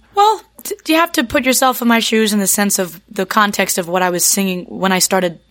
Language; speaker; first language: English; native; English